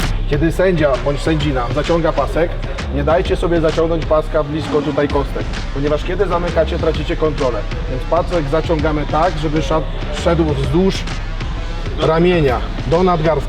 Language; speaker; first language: Polish; native; Polish